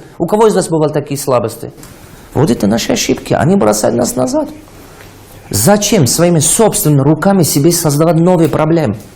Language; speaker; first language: Russian; non-native, local second language; Tajik